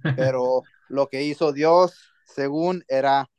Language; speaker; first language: Spanish; early bilingual, heritage; Spanish